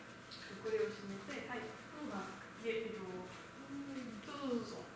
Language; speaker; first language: Japanese; non-native, learner; French